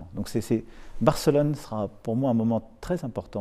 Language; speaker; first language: French; native; French